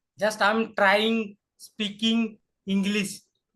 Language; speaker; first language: English; non-native, learner; Hindi